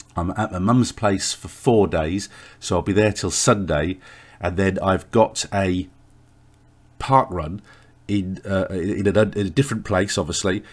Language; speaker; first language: English; native; English